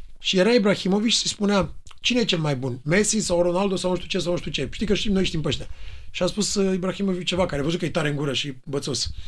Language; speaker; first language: Romanian; native; Romanian